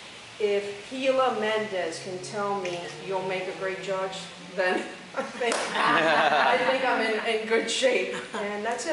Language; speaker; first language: English; early bilingual, other home language; Spanish